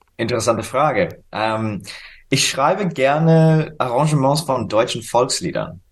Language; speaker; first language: German; non-native, fluent; English